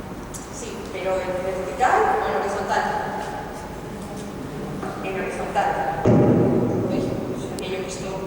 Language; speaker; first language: Spanish; native; Spanish